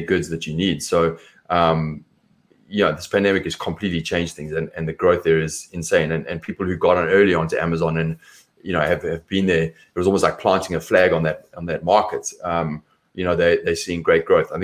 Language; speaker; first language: English; native; English